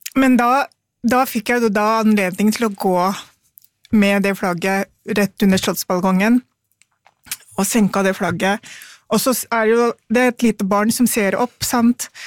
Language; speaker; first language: Norwegian; early bilingual, other home language; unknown